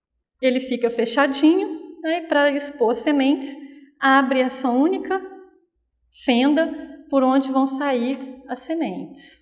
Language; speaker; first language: Portuguese; native; Portuguese